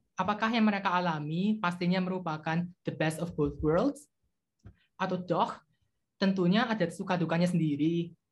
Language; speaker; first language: Indonesian; native; Indonesian